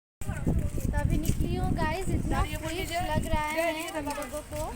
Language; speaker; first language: Hindi; native; Hindi